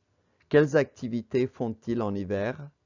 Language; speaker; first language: French; non-native, fluent; English